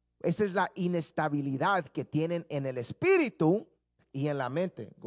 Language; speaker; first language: Spanish; early bilingual, heritage; Spanish